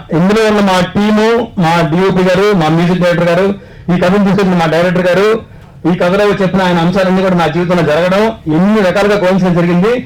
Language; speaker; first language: Telugu; native; Telugu